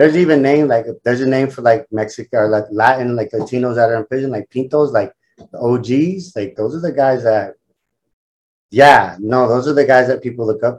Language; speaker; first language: English; native; English